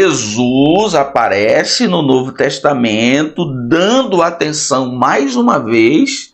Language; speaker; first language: Portuguese; native; Portuguese